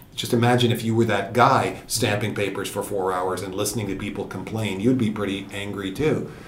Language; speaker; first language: English; native; English